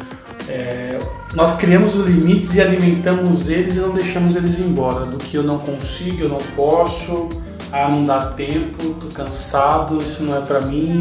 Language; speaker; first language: Portuguese; native; Portuguese